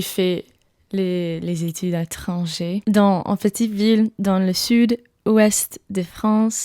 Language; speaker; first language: French; non-native, learner; English